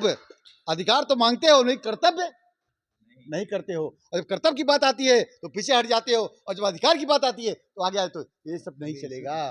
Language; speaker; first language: Hindi; native; Hindi